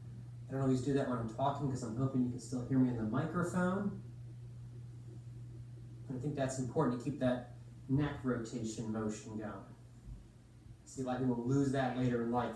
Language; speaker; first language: English; native; English